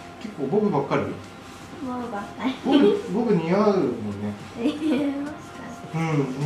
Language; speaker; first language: Japanese; native; Japanese